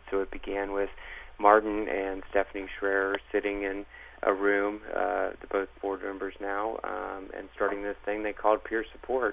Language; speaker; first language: English; native; English